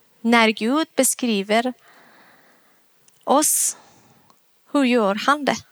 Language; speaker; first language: Swedish; non-native, fluent; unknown